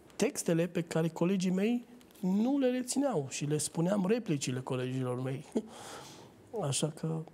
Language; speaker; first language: Romanian; native; Romanian